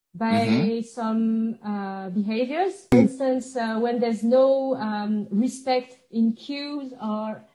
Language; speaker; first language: English; non-native, fluent; French